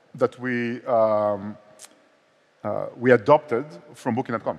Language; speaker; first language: English; non-native, fluent; Hebrew